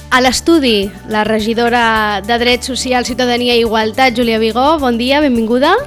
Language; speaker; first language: Catalan; native; Catalan